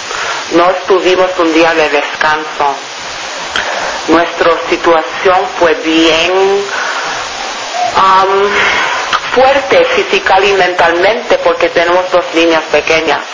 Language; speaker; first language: Spanish; non-native, fluent; English